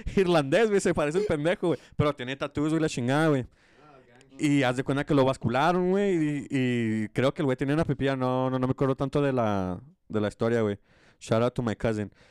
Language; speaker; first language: Spanish; early bilingual, heritage; Spanish